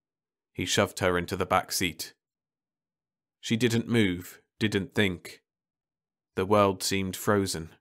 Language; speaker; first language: English; native; English